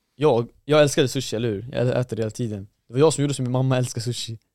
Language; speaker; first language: Swedish; early bilingual, other home language; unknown